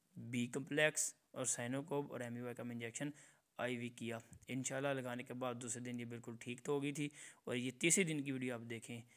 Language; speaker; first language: Urdu; non-native, local second language; Punjabi